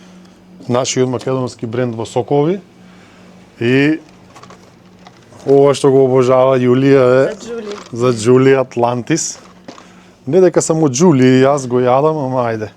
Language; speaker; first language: Macedonian; native; Macedonian